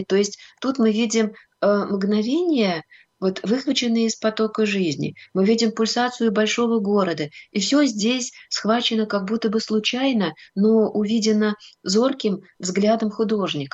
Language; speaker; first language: Russian; native; Russian